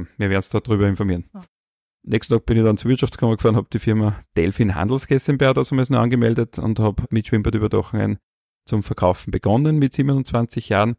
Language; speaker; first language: German; native; German